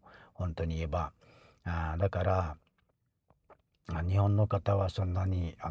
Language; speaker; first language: Japanese; non-native, fluent; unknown